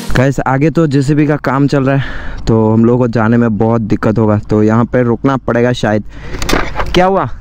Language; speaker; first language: Hindi; non-native, local second language; Bangla